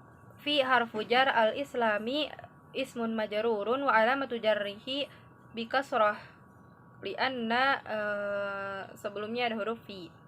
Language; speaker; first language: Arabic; non-native, learner; Indonesian